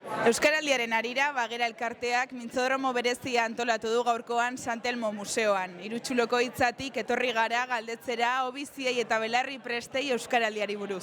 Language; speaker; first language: Basque; native; Basque